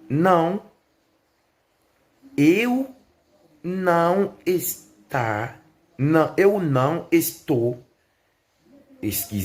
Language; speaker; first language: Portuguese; non-native, learner; Haitian Creole